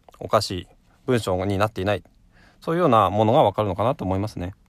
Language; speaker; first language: Japanese; native; Japanese